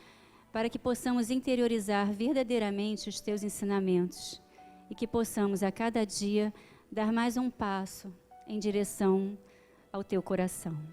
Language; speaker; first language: Portuguese; native; Portuguese